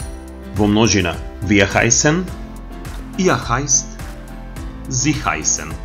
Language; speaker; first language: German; non-native, fluent; Macedonian